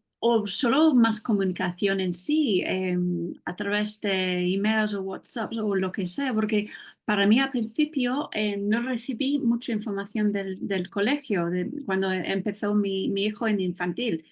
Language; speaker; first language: Spanish; non-native, fluent; English